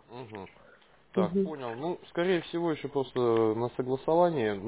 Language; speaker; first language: Russian; native; Russian